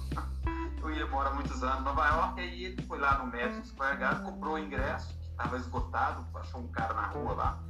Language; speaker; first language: Portuguese; native; Portuguese